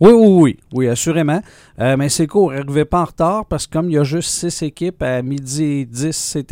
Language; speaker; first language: French; native; French